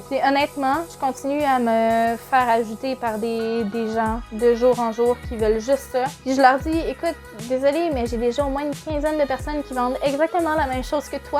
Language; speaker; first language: French; native; French